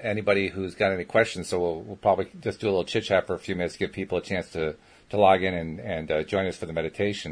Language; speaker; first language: English; native; English